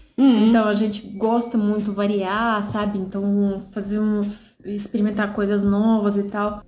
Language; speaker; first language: Portuguese; non-native, fluent; Russian